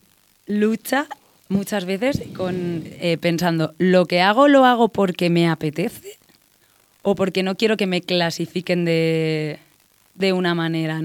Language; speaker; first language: Spanish; native; Spanish